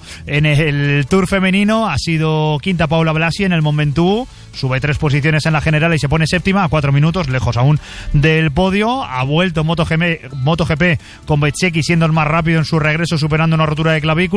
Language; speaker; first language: Spanish; native; Spanish